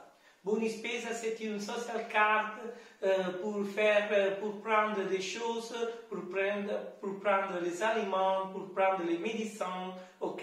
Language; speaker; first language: French; non-native, fluent; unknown